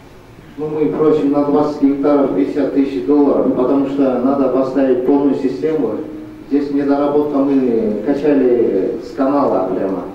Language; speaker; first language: Russian; non-native, local second language; Kyrgyz